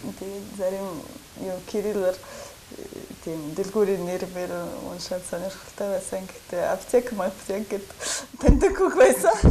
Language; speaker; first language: Mongolian; non-native, learner; Russian